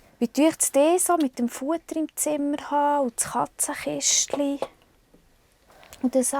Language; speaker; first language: German; native; German